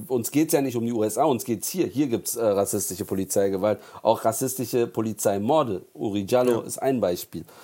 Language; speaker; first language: German; early bilingual, other home language; Turkish